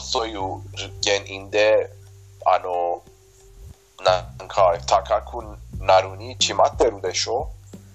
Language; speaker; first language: Japanese; non-native, fluent; Persian